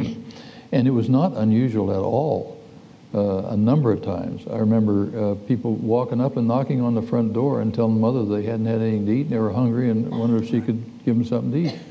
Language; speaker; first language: English; native; English